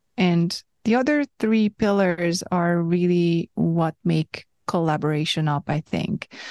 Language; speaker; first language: English; non-native, fluent; Hungarian